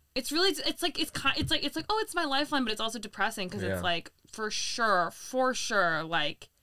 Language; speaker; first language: English; native; English